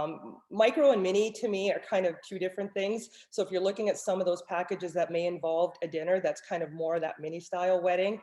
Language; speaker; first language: English; native; English